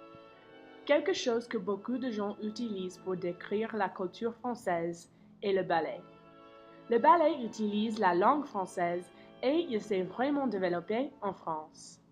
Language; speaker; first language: French; non-native, learner; English